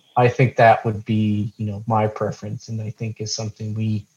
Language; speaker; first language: English; native; English